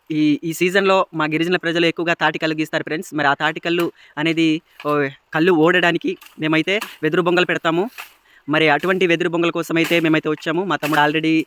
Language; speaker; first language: Telugu; non-native, local second language; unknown